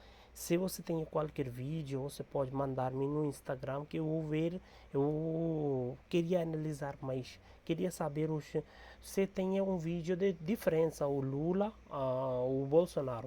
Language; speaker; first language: Portuguese; non-native, learner; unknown